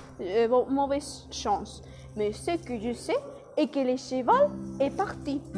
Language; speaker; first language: French; non-native, learner; Spanish